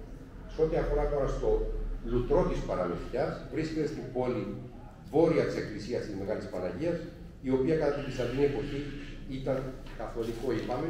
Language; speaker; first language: Greek; native; Greek